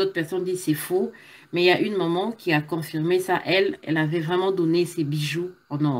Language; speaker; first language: French; non-native, local second language; Lingala